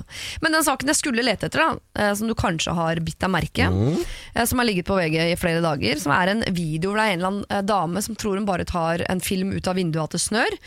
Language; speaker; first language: Norwegian; native; Norwegian